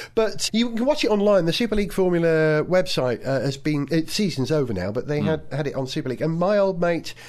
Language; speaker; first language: English; native; English